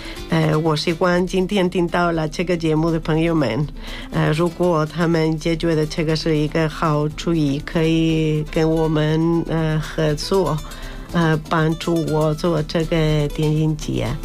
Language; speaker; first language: Chinese; non-native, fluent; Spanish